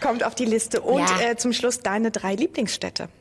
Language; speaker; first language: German; native; German